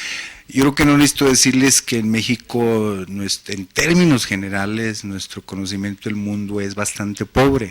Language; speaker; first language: Spanish; native; Spanish